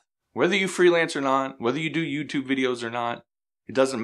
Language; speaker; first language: English; native; English